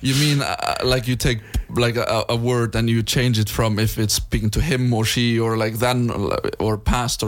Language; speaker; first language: English; non-native, fluent; Icelandic